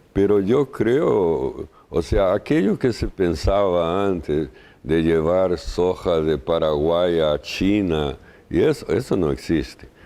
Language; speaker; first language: Spanish; non-native, fluent; Portuguese